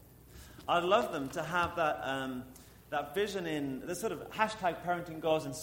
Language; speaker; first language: English; native; English